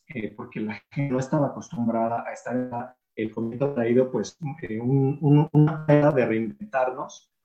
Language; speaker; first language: Spanish; native; Spanish